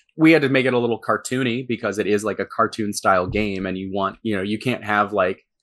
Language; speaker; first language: English; native; English